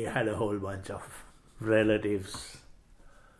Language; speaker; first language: English; non-native, local second language; Sinhala